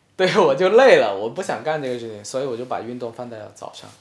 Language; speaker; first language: Chinese; non-native, local second language; Min Nan Chinese